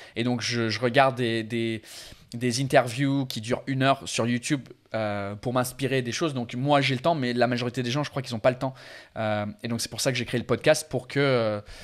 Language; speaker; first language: French; non-native, fluent; English